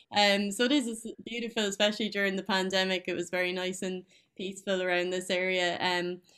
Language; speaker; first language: English; native; English